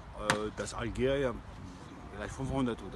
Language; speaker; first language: German; non-native, learner; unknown